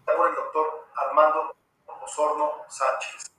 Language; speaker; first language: Spanish; native; Spanish